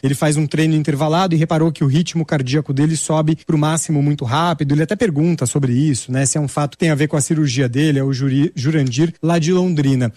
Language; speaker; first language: Portuguese; native; Portuguese